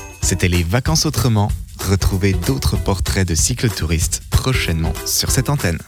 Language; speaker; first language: French; native; French